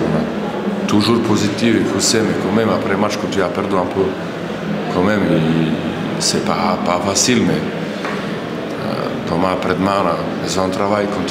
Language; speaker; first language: French; non-native, learner; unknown